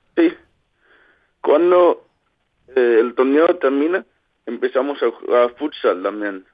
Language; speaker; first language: Spanish; non-native, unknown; Kalaallisut